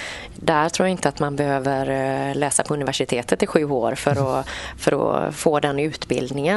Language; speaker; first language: Swedish; native; Swedish